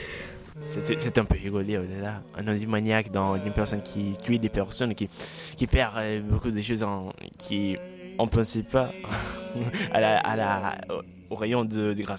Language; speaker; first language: French; non-native, learner; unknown